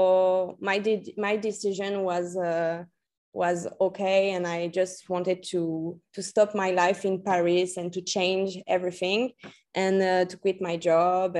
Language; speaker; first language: English; non-native, learner; French